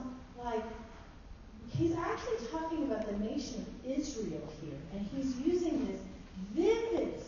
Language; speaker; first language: English; native; English